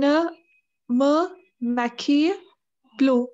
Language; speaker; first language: French; non-native, learner; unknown